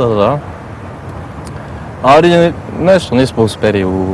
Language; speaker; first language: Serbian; non-native, fluent; French